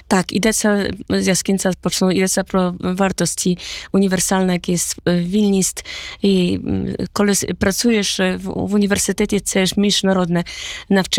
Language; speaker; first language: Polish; non-native, learner; Ukrainian